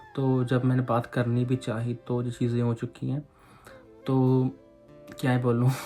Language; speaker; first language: Hindi; non-native, local second language; Punjabi